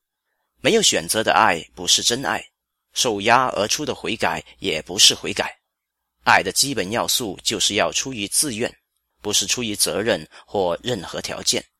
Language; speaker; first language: Chinese; native; Chinese